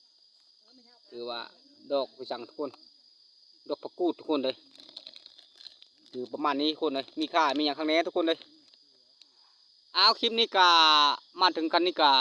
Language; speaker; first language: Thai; non-native, local second language; Lao